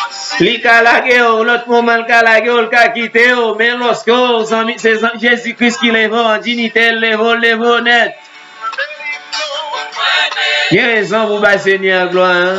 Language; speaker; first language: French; non-native, local second language; Haitian Creole